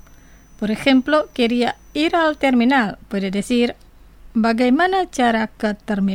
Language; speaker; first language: Spanish; non-native, fluent; Indonesian